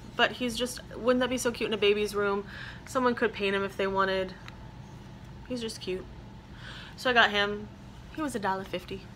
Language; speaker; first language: English; native; English